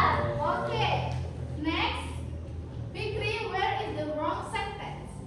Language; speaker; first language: English; non-native, learner; Indonesian